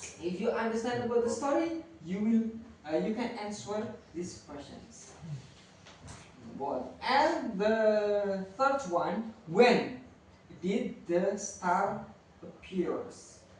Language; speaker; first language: English; non-native, learner; Indonesian